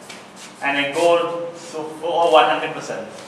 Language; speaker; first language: English; non-native, learner; Thai